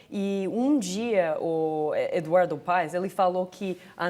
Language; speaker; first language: Portuguese; non-native, fluent; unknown